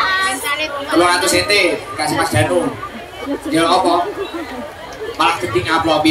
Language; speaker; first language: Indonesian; non-native, local second language; Javanese